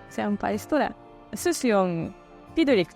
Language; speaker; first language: Estonian; early bilingual, other home language; Japanese